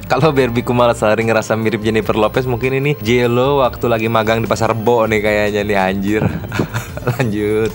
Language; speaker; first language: Indonesian; native; Indonesian